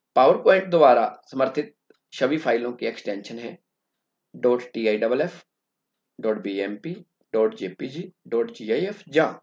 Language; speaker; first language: Hindi; non-native, local second language; Punjabi